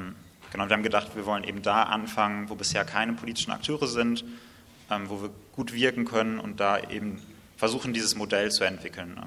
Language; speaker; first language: German; native; German